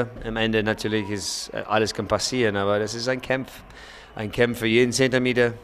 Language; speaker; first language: German; non-native, fluent; English